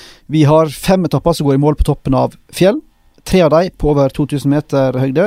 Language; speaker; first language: Norwegian; native; Norwegian